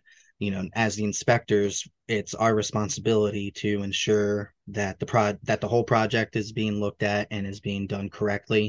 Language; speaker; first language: English; native; English